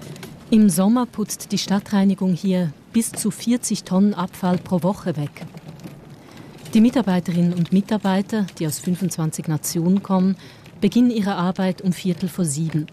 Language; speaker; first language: German; native; German